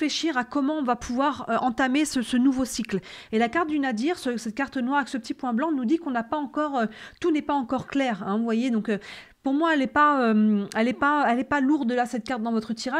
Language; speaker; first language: French; native; French